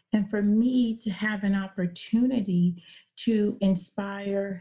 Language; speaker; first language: English; native; English